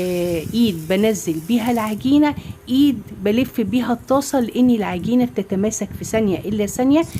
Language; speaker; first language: Arabic; native; Arabic